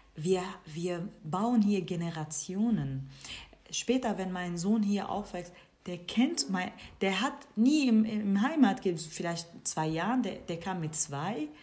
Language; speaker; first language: German; non-native, fluent; Kurdish